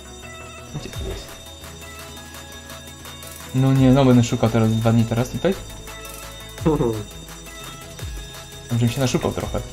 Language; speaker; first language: Polish; native; Polish